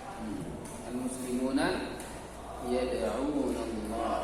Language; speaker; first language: Arabic; non-native, fluent; Indonesian